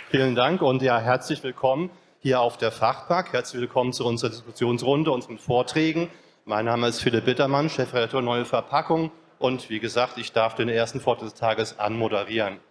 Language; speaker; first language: German; native; German